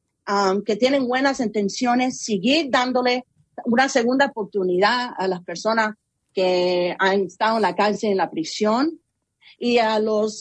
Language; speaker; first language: Spanish; early bilingual, heritage; Spanish